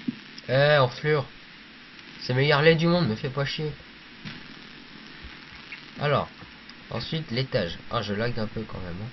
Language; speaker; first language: French; native; French